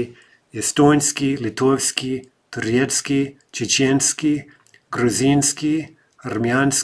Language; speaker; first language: Russian; non-native, fluent; English